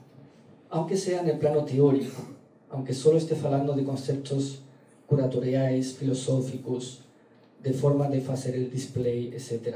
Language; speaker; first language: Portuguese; non-native, learner; Galician